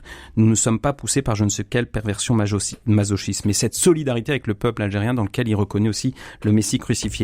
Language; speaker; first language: French; native; French